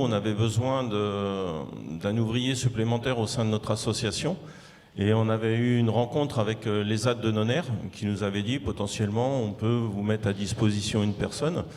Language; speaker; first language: French; native; French